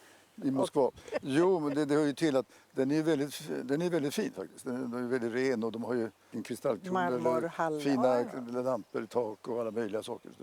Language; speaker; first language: Swedish; native; Swedish